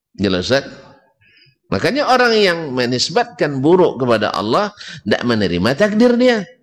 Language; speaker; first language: Malay; native; Malay